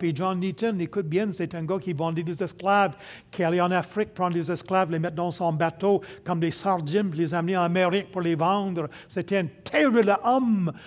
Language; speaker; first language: French; non-native, local second language; English